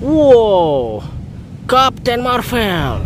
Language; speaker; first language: English; non-native, learner; Indonesian